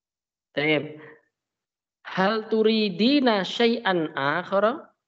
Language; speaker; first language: Arabic; non-native, fluent; Indonesian